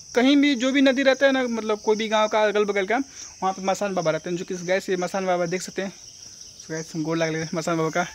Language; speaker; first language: Hindi; native; Hindi